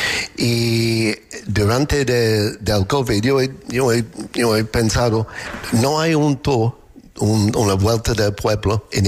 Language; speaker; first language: Spanish; non-native, learner; English